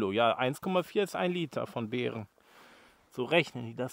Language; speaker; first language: German; native; German